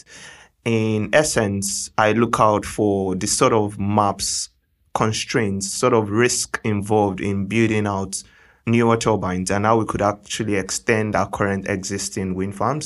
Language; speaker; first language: English; non-native, local second language; Yoruba